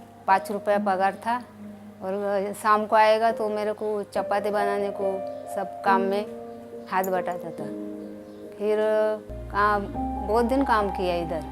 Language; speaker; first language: Hindi; non-native, local second language; Marathi